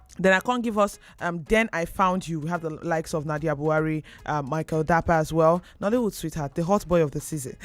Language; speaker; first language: Nigerian Pidgin; native; Nigerian Pidgin